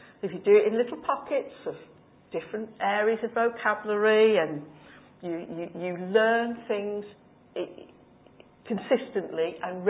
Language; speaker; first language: English; native; English